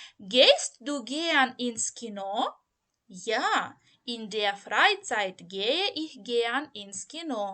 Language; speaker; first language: German; non-native, learner; Ukrainian